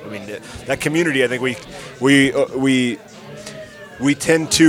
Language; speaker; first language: English; native; English